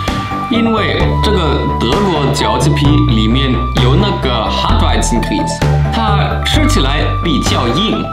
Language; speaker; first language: Chinese; non-native, fluent; German